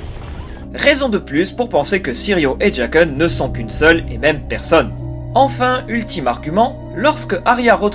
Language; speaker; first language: French; native; French